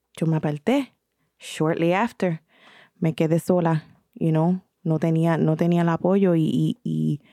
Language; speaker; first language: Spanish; early bilingual, heritage; Spanish